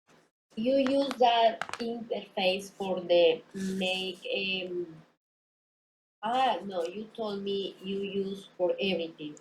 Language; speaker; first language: English; non-native, learner; Spanish